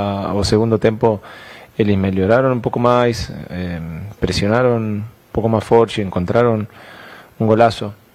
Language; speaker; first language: Portuguese; non-native, fluent; Spanish